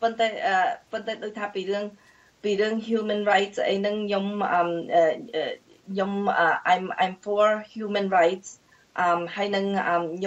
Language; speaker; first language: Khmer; early bilingual, heritage; Khmer